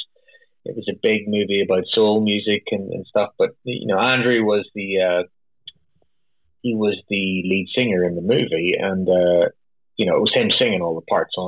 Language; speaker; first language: English; native; English